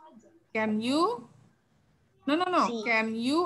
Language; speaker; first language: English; non-native, fluent; Indonesian